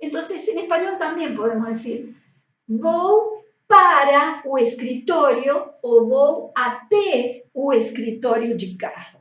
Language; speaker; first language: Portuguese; non-native, fluent; Spanish